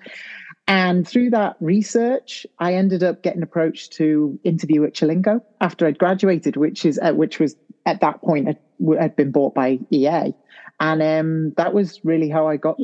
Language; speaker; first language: English; native; English